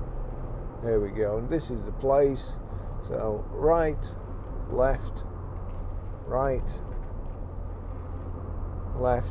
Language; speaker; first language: English; native; English